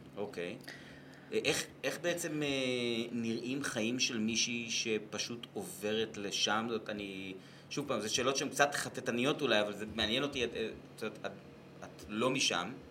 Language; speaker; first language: Hebrew; native; Hebrew